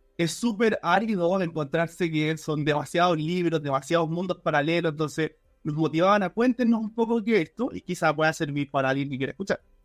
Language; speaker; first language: Spanish; native; Spanish